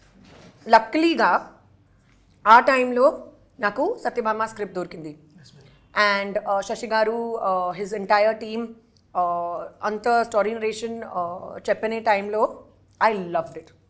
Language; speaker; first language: Telugu; non-native, learner; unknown